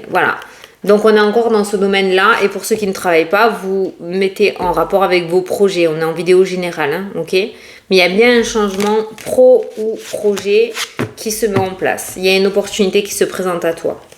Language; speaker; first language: French; native; French